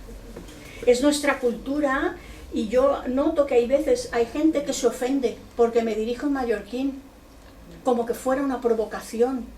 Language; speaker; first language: Spanish; non-native, local second language; Catalan